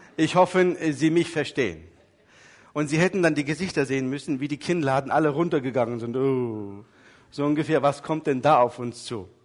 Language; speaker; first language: German; early bilingual, other home language; Turkish